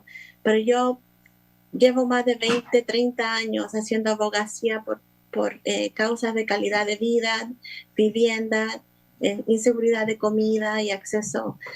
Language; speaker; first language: Spanish; early bilingual, other home language; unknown